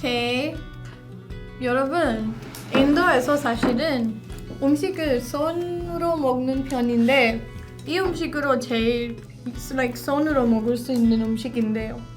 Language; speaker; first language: Korean; non-native, fluent; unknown